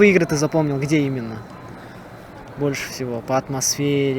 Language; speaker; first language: Russian; native; Russian